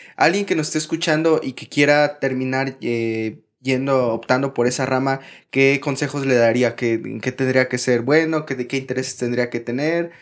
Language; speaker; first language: Spanish; native; Spanish